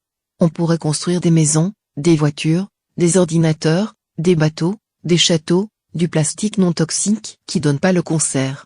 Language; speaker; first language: French; native; French